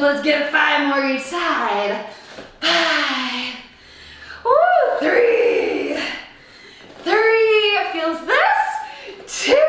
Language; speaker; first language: English; native; English